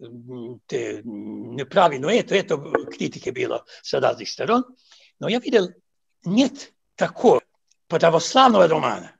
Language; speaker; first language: Russian; non-native, fluent; Serbian